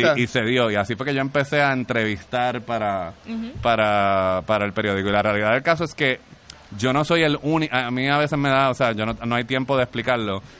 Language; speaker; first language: Spanish; native; Spanish